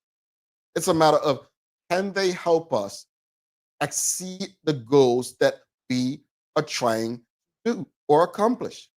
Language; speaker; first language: English; native; English